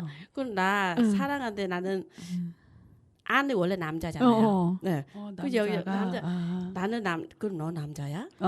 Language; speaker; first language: Korean; non-native, learner; Vietnamese